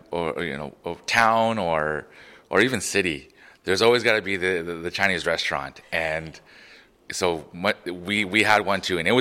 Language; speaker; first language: English; native; English